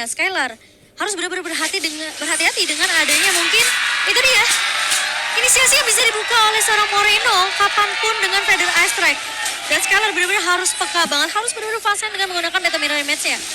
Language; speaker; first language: Indonesian; native; Indonesian